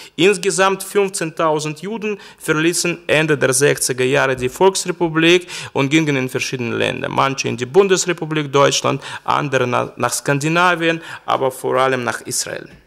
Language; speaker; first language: German; non-native, fluent; Russian